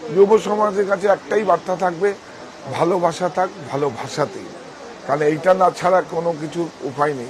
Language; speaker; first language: Bangla; native; Bangla